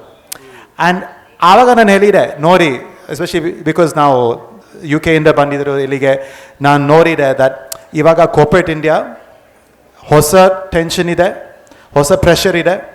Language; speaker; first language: Kannada; non-native, fluent; English